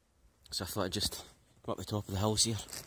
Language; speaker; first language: English; native; English